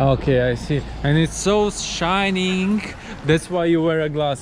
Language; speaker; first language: English; non-native, learner; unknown